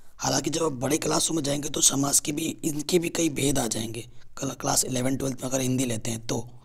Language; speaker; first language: Hindi; native; Hindi